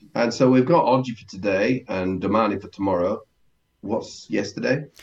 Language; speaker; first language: English; native; English